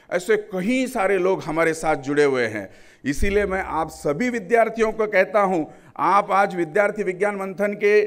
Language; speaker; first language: Hindi; non-native, local second language; Marathi